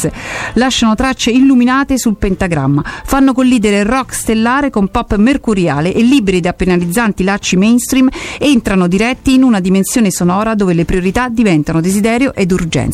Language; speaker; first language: Italian; native; Italian